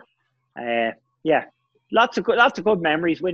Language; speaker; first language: English; native; English